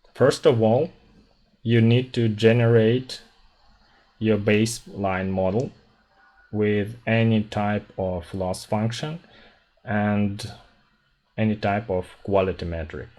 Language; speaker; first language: English; non-native, fluent; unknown